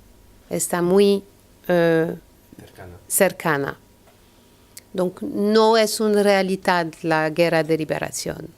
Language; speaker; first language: Spanish; non-native, learner; French